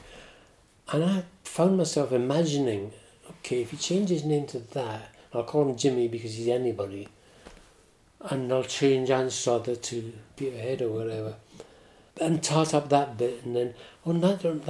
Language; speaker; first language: English; native; English